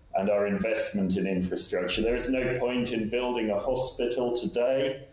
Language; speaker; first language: English; native; English